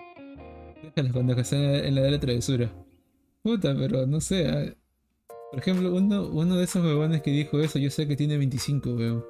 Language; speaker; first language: Spanish; native; Spanish